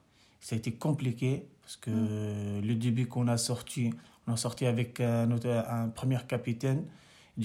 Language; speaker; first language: French; non-native, local second language; Arabic